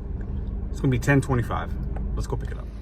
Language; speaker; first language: English; native; English